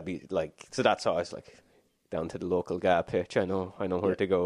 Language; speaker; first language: English; native; English